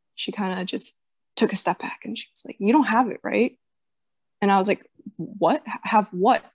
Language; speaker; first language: English; early bilingual, other home language; Chinese